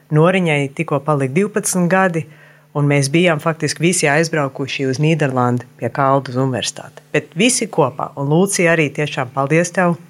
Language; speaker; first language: Latvian; early bilingual, heritage; Latvian